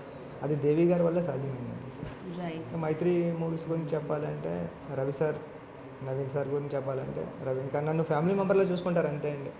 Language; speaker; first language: Telugu; native; Telugu